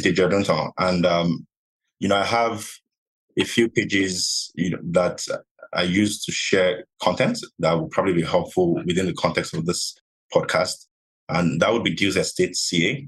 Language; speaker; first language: English; non-native, local second language; Yoruba